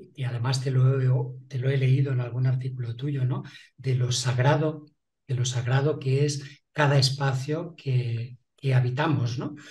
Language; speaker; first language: Spanish; non-native, local second language; Catalan